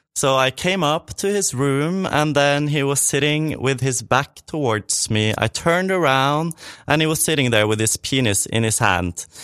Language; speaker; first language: English; non-native, fluent; Norwegian